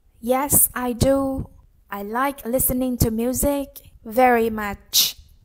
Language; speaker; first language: English; non-native, fluent; Vietnamese